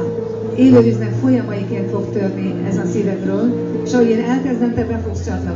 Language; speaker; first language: Hungarian; native; Hungarian